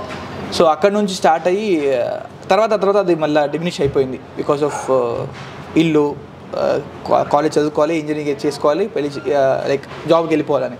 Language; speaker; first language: Telugu; native; Telugu